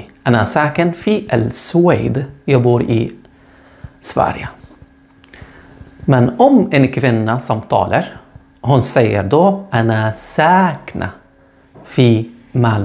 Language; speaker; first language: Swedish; non-native, fluent; Arabic